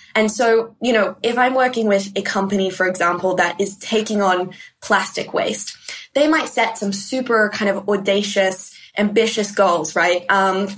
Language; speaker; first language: English; native; English